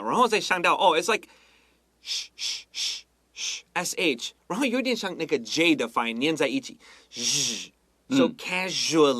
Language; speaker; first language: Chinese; non-native, fluent; English